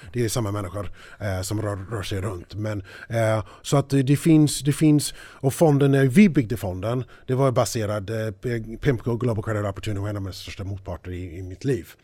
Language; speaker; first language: Swedish; early bilingual, heritage; English